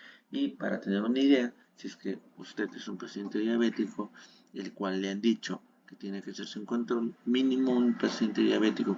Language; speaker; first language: Spanish; native; Spanish